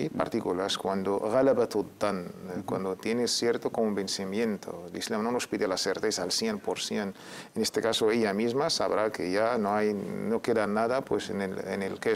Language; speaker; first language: Spanish; native; Spanish